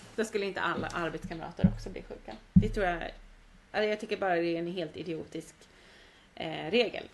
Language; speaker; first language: Swedish; native; Swedish